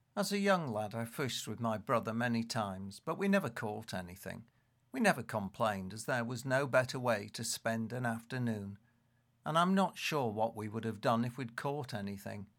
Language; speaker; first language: English; native; English